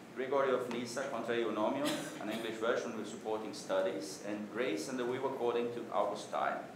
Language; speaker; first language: English; non-native, fluent; Portuguese